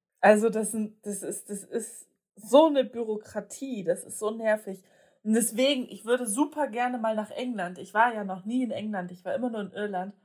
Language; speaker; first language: German; early bilingual, other home language; Polish